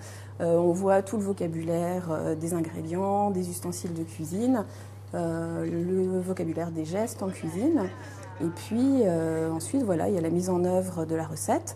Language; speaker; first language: French; native; French